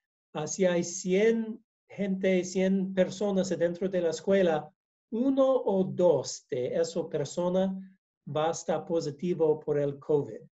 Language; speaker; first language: Spanish; non-native, learner; English